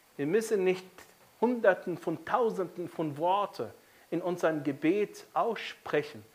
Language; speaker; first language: German; non-native, fluent; Arabic